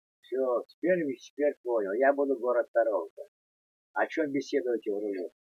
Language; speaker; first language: Russian; native; Russian